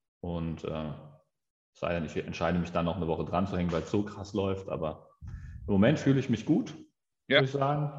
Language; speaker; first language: German; native; German